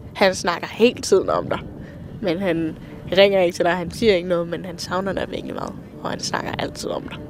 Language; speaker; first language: Danish; early bilingual, other home language; Thai